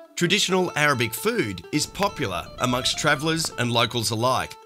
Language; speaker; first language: English; native; English